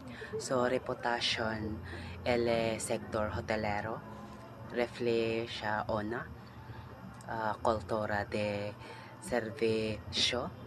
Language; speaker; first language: Spanish; non-native, learner; Cebuano